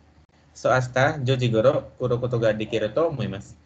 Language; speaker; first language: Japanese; non-native, fluent; Filipino